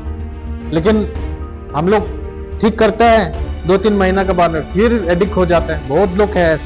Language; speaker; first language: Hindi; non-native, local second language; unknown